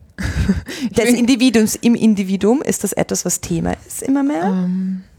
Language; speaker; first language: German; native; German